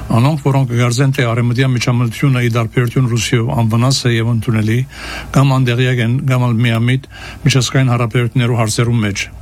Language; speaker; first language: Armenian; early bilingual, heritage; Armenian